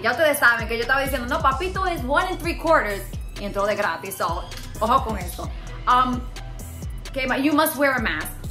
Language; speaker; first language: Spanish; early bilingual, heritage; Spanish